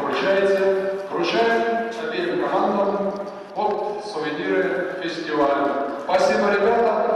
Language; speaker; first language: Russian; native; Russian